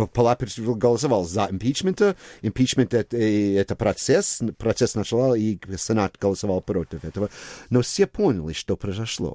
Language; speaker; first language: Russian; non-native, fluent; English